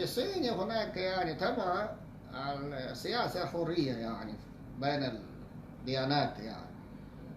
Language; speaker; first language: Arabic; non-native, fluent; Chinese